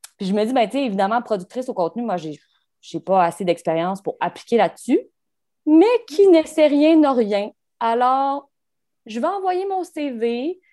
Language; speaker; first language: French; native; French